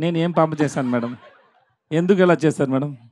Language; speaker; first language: Telugu; non-native, learner; Tamil